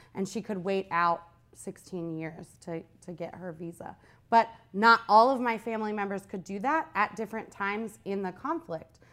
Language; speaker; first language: English; native; English